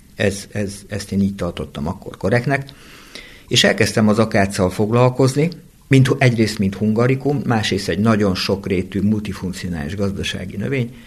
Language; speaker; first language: Hungarian; native; Hungarian